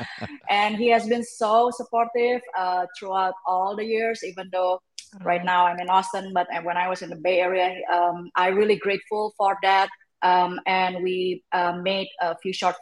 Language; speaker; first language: English; non-native, fluent; Indonesian